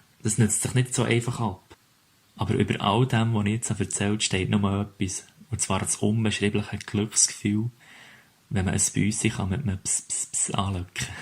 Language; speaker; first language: German; native; German